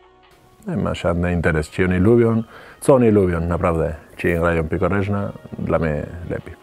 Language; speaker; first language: Polish; non-native, learner; Spanish